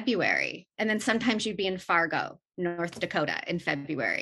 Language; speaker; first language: English; native; English